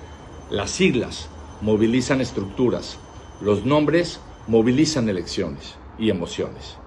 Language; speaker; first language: Spanish; native; Spanish